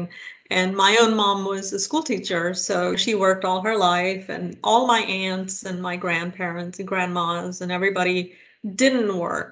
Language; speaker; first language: English; non-native, local second language; Hindi